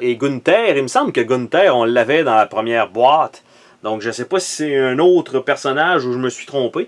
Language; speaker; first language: French; native; French